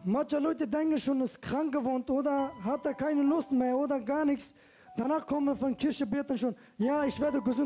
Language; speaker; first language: German; non-native, learner; Turkish